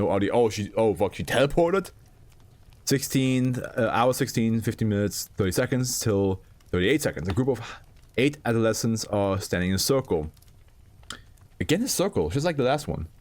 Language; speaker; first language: English; non-native, fluent; German